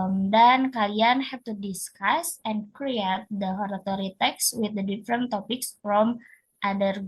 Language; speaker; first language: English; non-native, learner; Indonesian